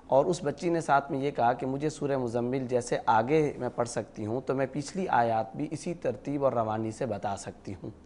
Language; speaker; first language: Urdu; native; Urdu